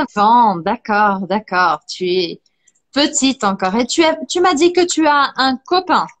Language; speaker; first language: French; non-native, fluent; Portuguese